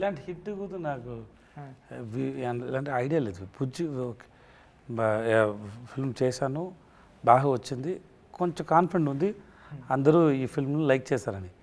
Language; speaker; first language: Telugu; non-native, learner; Tamil